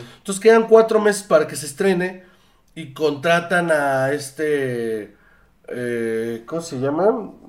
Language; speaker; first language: Spanish; native; Spanish